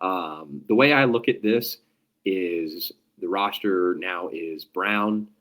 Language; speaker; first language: English; native; English